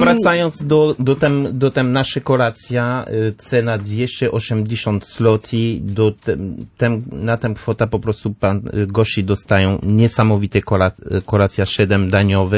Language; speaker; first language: Polish; non-native, learner; French